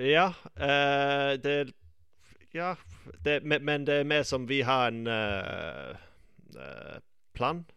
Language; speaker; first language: Norwegian; non-native, fluent; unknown